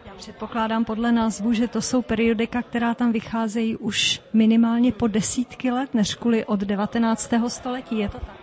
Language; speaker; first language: Czech; native; Czech